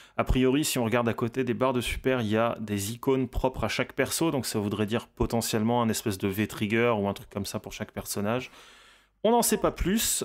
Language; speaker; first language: French; native; French